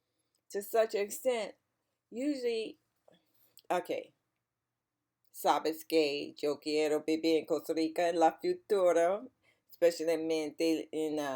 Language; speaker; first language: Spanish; non-native, learner; English